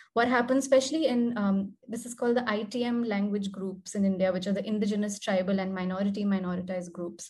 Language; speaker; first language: English; non-native, local second language; Hindi